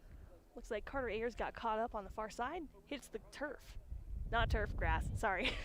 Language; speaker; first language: English; native; English